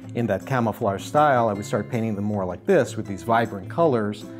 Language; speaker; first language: English; non-native, fluent; Arabic